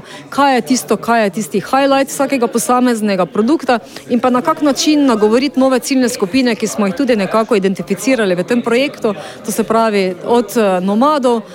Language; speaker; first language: Slovenian; native; Slovenian